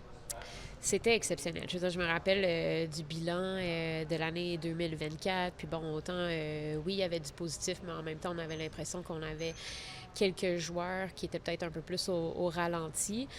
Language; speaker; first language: French; native; French